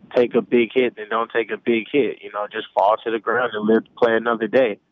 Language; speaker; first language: English; native; English